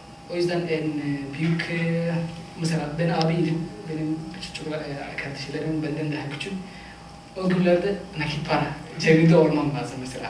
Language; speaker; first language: Turkish; non-native, fluent; Somali